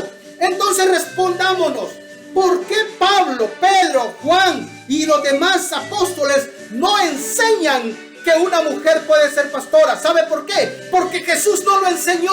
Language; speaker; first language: Spanish; native; Spanish